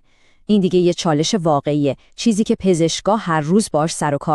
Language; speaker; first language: Persian; native; Persian